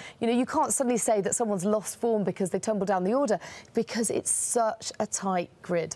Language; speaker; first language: English; native; English